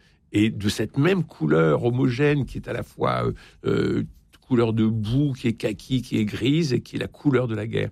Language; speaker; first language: French; native; French